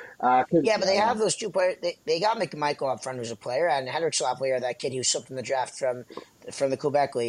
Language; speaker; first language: English; native; English